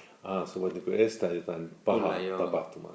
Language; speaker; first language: Finnish; non-native, fluent; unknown